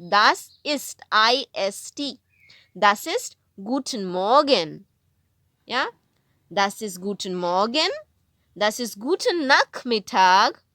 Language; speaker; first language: German; non-native, fluent; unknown